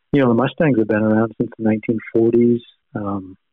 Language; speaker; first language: English; native; English